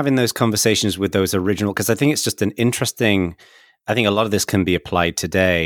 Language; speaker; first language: English; native; English